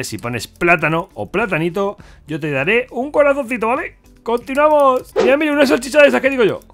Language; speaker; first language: Spanish; native; Spanish